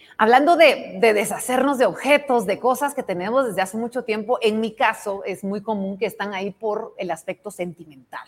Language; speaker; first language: Spanish; native; Spanish